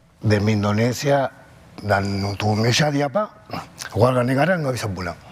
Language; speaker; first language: Indonesian; non-native, fluent; Spanish